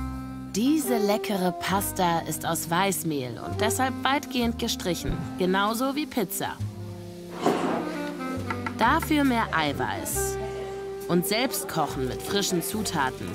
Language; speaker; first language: German; native; German